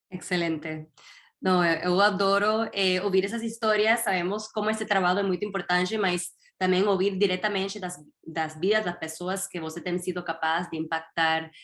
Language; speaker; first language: Portuguese; non-native, fluent; Spanish